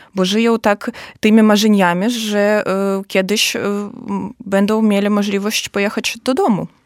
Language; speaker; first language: Polish; non-native, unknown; Russian